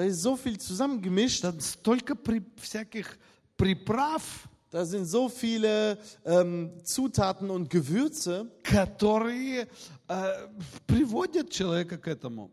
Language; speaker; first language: German; non-native, fluent; Russian